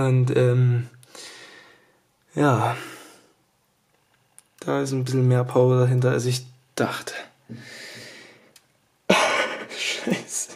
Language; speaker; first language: German; native; German